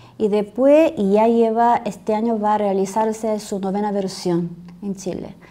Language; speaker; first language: Spanish; non-native, fluent; Korean